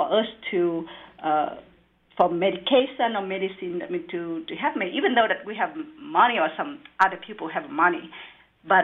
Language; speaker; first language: English; non-native, learner; Vietnamese